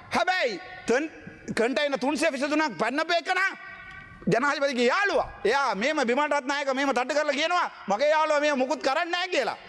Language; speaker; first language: Sinhala; non-native, local second language; Tamil